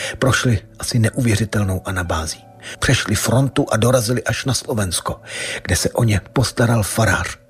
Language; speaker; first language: Czech; native; Czech